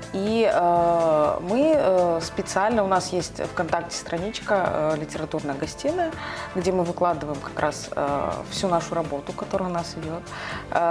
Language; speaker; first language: Russian; native; Russian